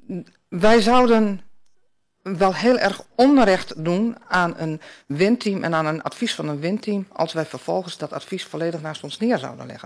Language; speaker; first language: Dutch; native; Dutch